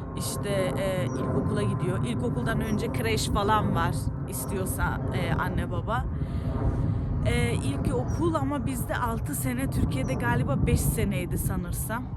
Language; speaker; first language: Turkish; early bilingual, heritage; Turkish